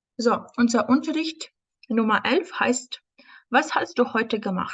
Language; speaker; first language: German; non-native, fluent; Ukrainian